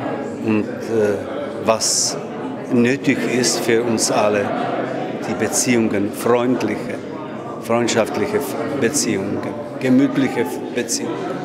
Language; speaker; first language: German; non-native, learner; Czech